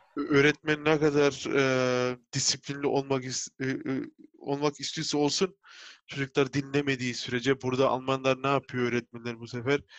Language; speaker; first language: Turkish; early bilingual, heritage; Turkish